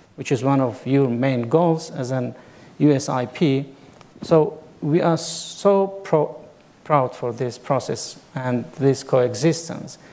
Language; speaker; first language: English; non-native, fluent; Kurdish